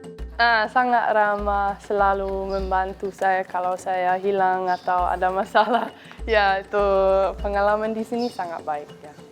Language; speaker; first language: Indonesian; non-native, learner; English